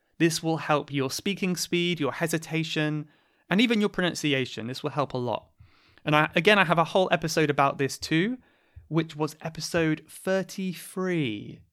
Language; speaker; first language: English; native; English